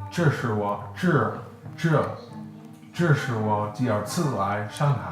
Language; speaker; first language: Chinese; non-native, learner; English